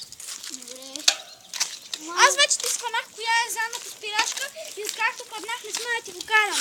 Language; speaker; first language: Bulgarian; native; Bulgarian